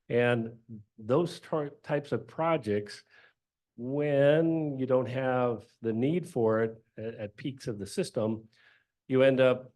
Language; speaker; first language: English; native; English